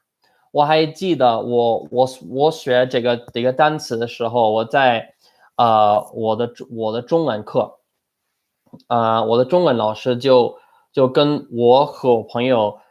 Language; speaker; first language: Chinese; non-native, learner; English